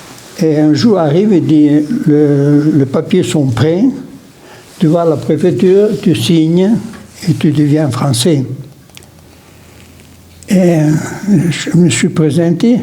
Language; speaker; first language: French; non-native, local second language; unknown